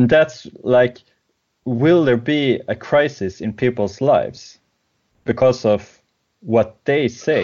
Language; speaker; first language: English; non-native, fluent; Swedish